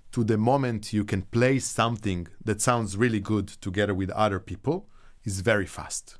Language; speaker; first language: English; non-native, fluent; Hebrew